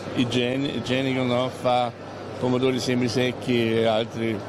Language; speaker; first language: Italian; non-native, fluent; German